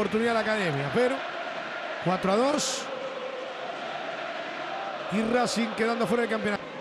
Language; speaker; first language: Spanish; native; Spanish